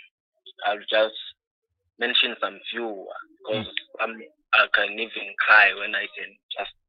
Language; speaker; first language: English; non-native, local second language; Swati